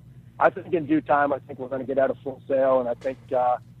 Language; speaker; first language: English; native; English